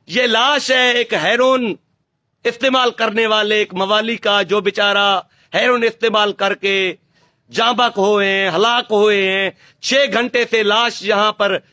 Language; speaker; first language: Urdu; non-native, local second language; Sindhi